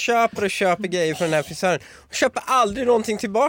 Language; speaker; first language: Swedish; early bilingual, other home language; Persian